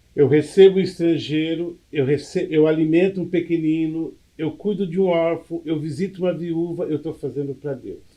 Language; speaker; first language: Portuguese; native; Portuguese